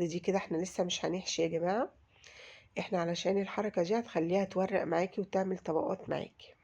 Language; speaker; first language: Arabic; native; Arabic